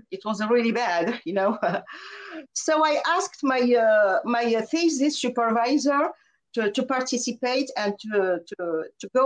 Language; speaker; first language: English; non-native, fluent; French